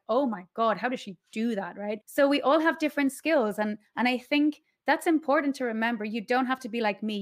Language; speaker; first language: English; native; English